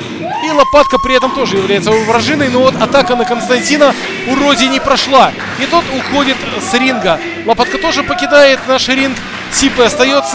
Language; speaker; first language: Russian; native; Russian